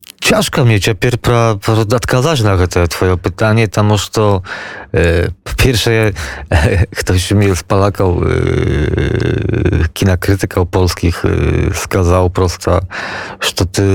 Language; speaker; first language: Polish; non-native, local second language; Belarusian